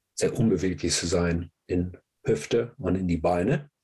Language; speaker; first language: German; non-native, fluent; English